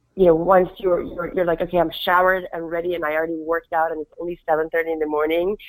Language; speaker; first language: English; non-native, fluent; Persian